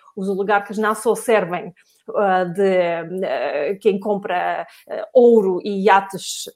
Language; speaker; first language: Portuguese; non-native, fluent; Russian